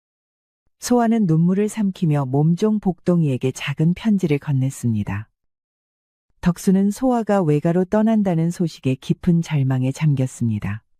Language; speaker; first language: Korean; native; Korean